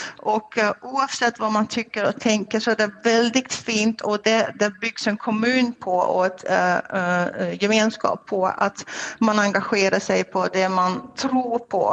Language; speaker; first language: Swedish; non-native, fluent; Dutch